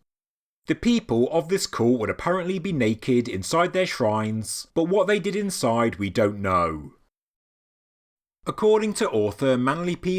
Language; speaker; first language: English; native; English